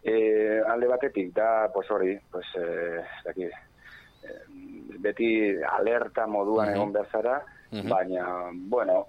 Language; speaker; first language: Basque; non-native, local second language; Spanish